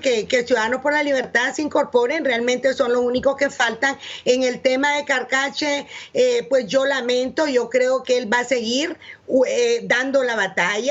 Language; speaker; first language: Spanish; native; Spanish